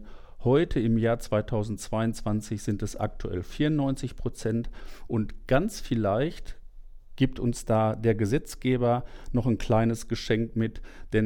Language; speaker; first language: German; native; German